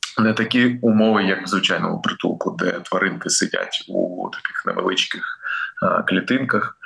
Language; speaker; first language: Ukrainian; non-native, local second language; Russian